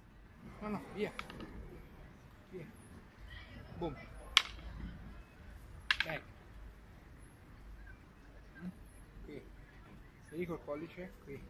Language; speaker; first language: Italian; non-native, fluent; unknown